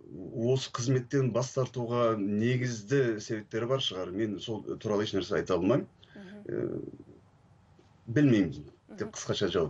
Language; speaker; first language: Kazakh; non-native, fluent; Turkish